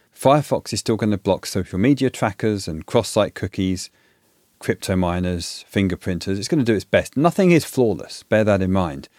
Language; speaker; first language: English; native; English